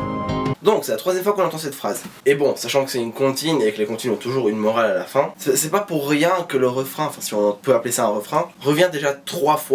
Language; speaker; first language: French; native; French